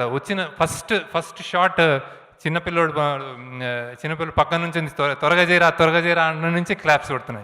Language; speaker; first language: Telugu; native; Telugu